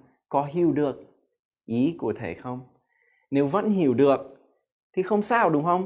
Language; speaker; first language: Vietnamese; non-native, fluent; English